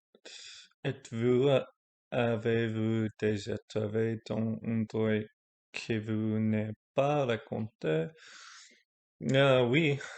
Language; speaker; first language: French; non-native, learner; English